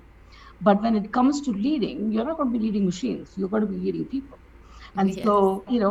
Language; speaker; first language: English; non-native, local second language; Tamil